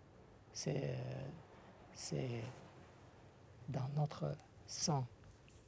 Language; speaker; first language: French; non-native, fluent; Russian